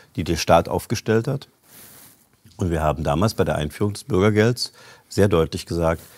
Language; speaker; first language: German; native; German